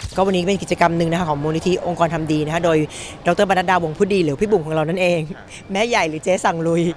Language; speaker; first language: Thai; native; Thai